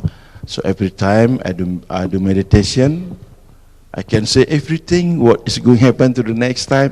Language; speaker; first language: English; non-native, fluent; Indonesian